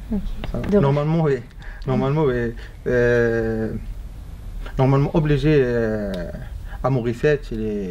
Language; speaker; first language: French; non-native, learner; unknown